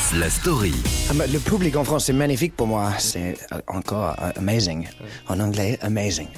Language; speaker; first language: French; non-native, learner; English